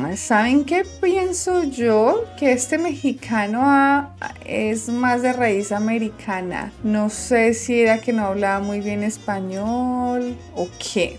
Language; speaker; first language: Spanish; native; Spanish